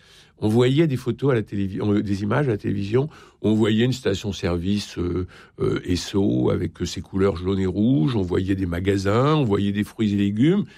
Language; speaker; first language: French; native; French